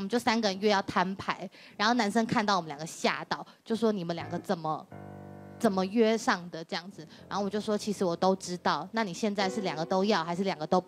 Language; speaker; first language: Chinese; native; Chinese